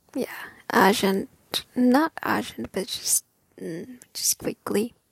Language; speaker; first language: English; non-native, learner; Japanese